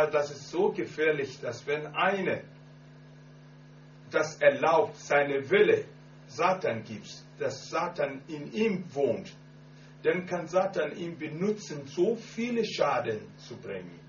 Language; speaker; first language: German; non-native, learner; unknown